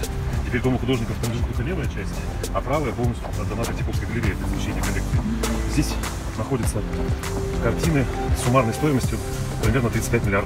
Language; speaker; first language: Russian; native; Russian